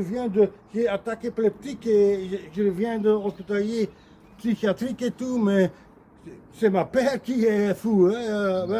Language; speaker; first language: French; non-native, learner; Dutch